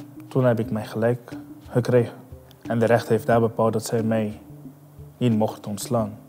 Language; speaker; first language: Dutch; non-native, fluent; Portuguese